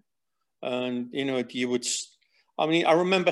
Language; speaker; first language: English; native; English